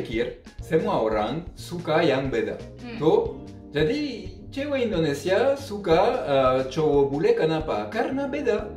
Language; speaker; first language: Indonesian; non-native, fluent; French